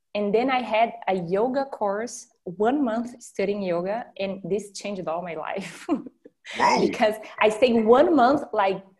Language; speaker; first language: English; non-native, fluent; Portuguese